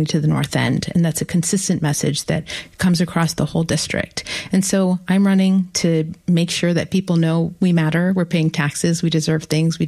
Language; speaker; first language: English; native; English